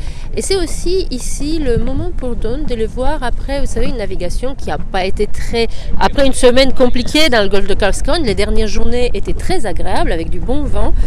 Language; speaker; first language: French; native; French